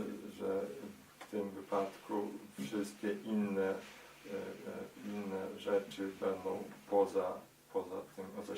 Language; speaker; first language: Polish; early bilingual, heritage; Polish